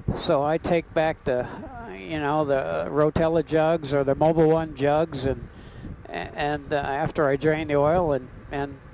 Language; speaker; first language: English; native; English